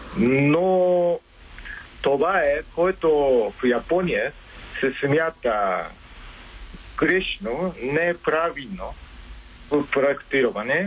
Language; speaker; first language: Bulgarian; non-native, learner; Japanese